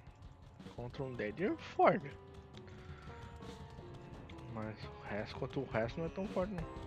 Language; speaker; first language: Portuguese; native; Portuguese